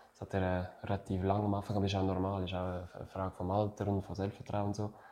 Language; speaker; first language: German; non-native, fluent; French